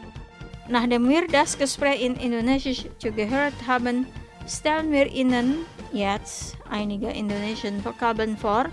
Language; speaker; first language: German; non-native, fluent; Indonesian